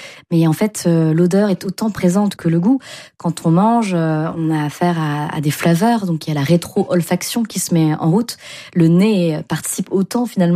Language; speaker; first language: French; native; French